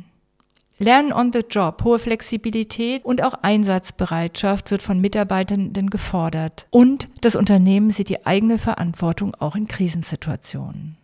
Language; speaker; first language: German; native; German